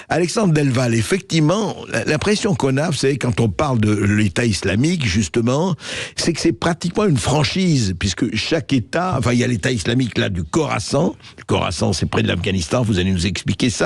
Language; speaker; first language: French; native; French